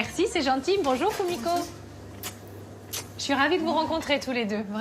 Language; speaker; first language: French; native; French